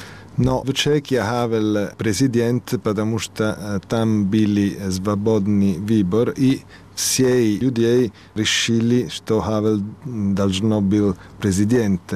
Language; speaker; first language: Russian; non-native, learner; Italian